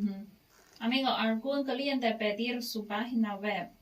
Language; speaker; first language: Spanish; non-native, learner; Chinese